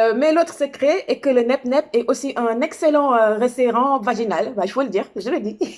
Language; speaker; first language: French; non-native, local second language; Wolof